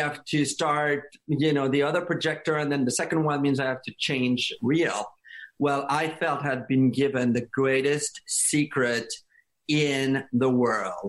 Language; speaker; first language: English; non-native, fluent; French